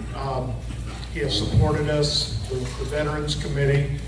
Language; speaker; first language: English; native; English